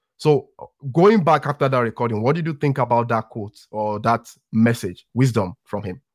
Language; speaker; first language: English; non-native, local second language; Yoruba